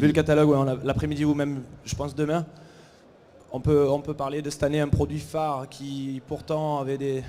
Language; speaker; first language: French; native; French